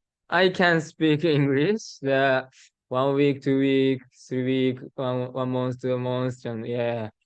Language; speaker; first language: English; non-native, learner; Japanese